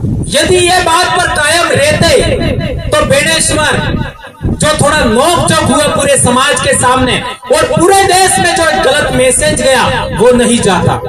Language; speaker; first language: Hindi; non-native, local second language; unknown